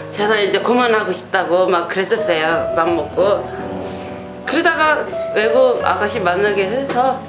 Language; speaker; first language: Korean; native; Korean